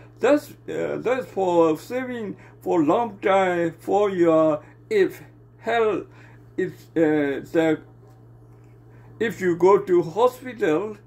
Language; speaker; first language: English; non-native, learner; Burmese